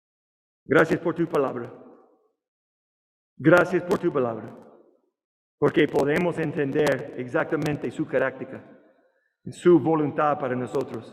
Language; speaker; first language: Spanish; non-native, learner; English